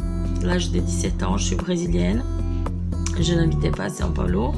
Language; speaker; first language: French; non-native, fluent; Portuguese